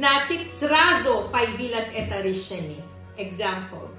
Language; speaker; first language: Russian; non-native, learner; Filipino